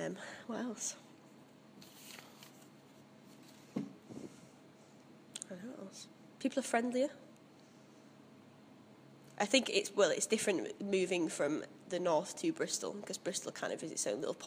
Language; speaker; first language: English; native; English